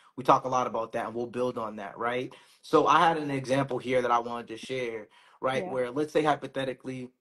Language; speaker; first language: English; native; English